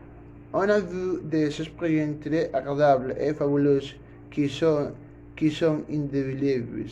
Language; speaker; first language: French; non-native, learner; Spanish